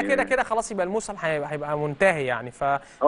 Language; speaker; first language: Arabic; native; Arabic